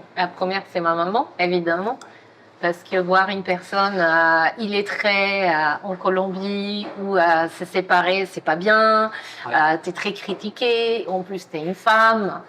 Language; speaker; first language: French; non-native, fluent; Spanish